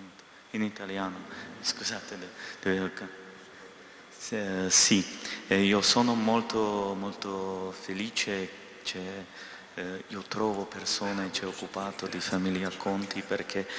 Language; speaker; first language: Italian; non-native, learner; Russian